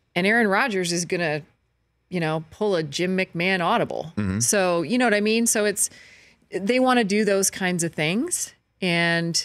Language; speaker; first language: English; native; English